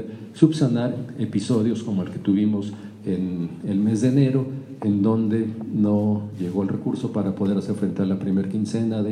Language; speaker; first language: Spanish; native; Spanish